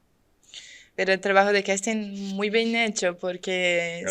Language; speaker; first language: Spanish; non-native, fluent; Portuguese